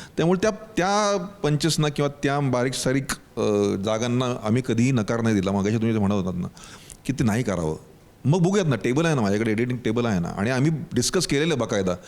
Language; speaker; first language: Marathi; native; Marathi